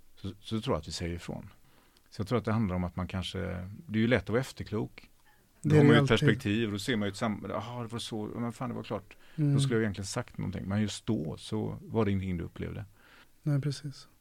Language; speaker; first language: Swedish; native; Swedish